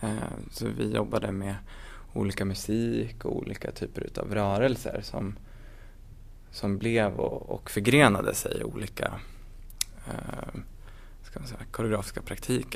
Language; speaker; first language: Swedish; native; Swedish